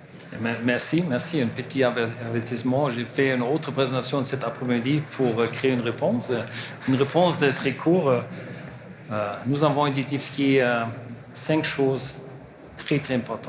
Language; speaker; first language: French; non-native, learner; German